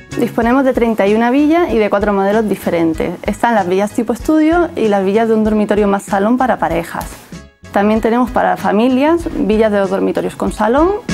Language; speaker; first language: Spanish; native; Spanish